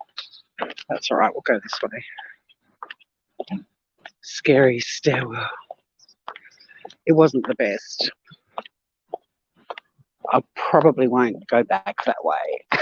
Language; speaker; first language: English; native; English